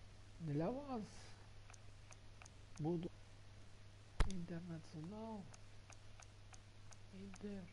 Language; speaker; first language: Russian; non-native, learner; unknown